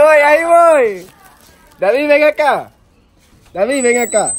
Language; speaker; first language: Spanish; early bilingual, heritage; English